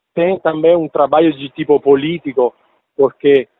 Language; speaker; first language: Portuguese; non-native, fluent; Italian